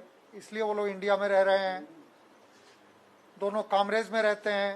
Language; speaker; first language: Hindi; non-native, local second language; Gujarati